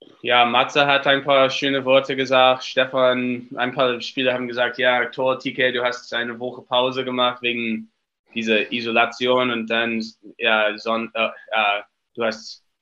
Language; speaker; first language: German; non-native, learner; English